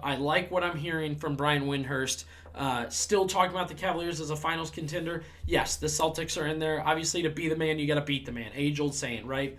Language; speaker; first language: English; native; English